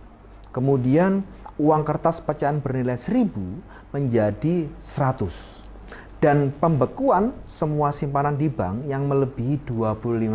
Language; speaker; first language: Indonesian; native; Indonesian